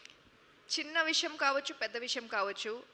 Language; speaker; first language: Telugu; non-native, fluent; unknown